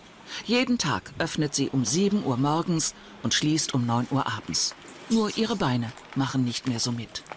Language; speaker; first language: German; native; German